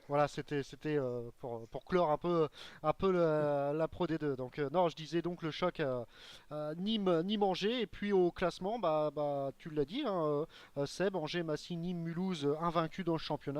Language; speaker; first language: French; native; French